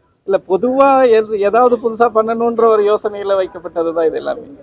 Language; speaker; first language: Tamil; native; Tamil